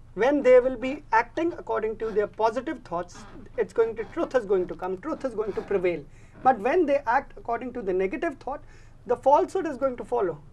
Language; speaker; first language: English; non-native, local second language; Hindi